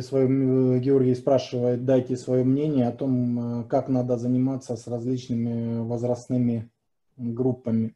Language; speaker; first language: Russian; native; Russian